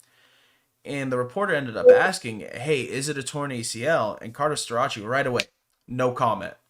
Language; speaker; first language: English; native; English